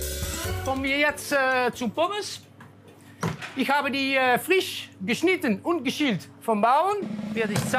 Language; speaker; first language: German; non-native, learner; Dutch